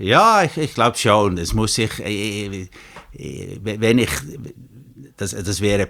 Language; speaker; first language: German; non-native, fluent; Dutch